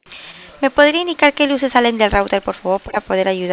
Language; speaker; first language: Spanish; native; Spanish